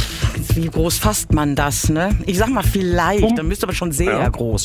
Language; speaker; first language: German; native; German